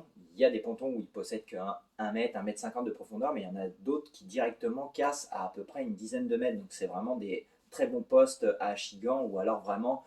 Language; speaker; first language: French; native; French